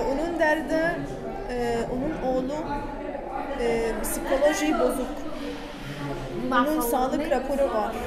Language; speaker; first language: Turkish; non-native, local second language; Arabic